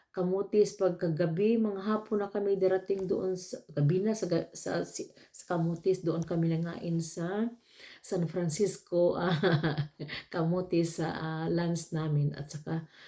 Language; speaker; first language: Filipino; non-native, local second language; Cebuano